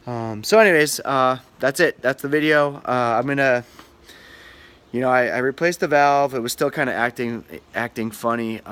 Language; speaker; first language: English; native; English